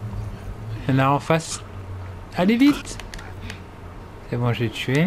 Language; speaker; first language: French; native; French